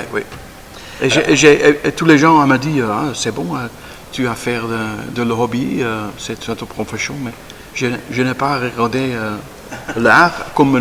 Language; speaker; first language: French; non-native, learner; Dutch